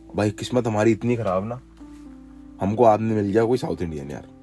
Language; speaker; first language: Hindi; native; Hindi